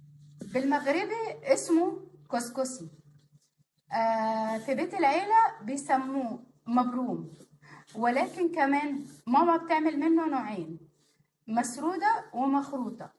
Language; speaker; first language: Arabic; native; Arabic